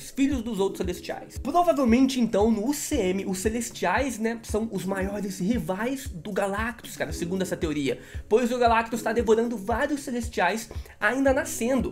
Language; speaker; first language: Portuguese; native; Portuguese